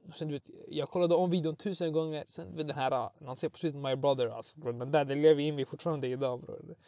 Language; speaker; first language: Swedish; early bilingual, other home language; Arabic